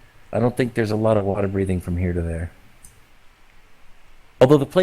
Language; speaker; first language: English; native; English